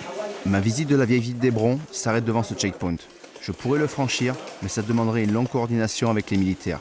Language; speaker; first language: French; native; French